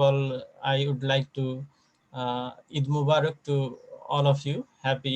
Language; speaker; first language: English; non-native, fluent; Bangla